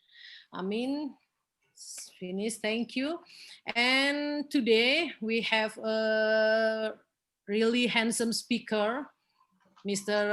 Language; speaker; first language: English; non-native, learner; Indonesian